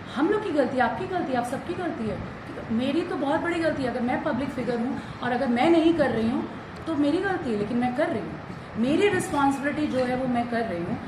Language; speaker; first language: Hindi; native; Hindi